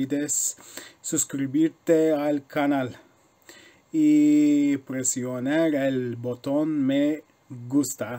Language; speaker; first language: Spanish; non-native, learner; Turkish